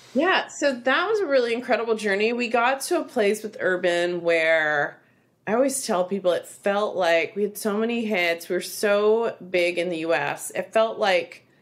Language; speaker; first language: English; native; English